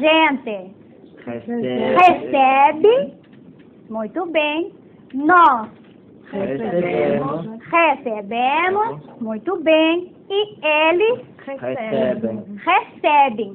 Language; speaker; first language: Portuguese; non-native, fluent; Spanish